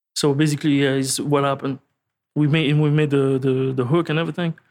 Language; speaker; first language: English; non-native, learner; French